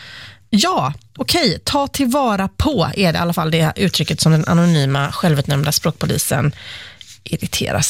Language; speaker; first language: Swedish; native; Swedish